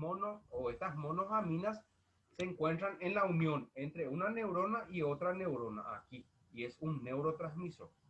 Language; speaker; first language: Spanish; native; Spanish